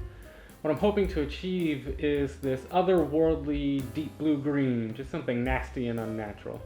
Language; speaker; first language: English; native; English